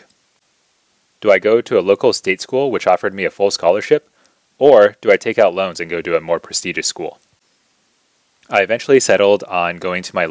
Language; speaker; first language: English; native; English